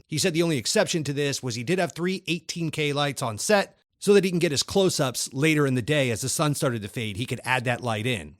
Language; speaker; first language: English; native; English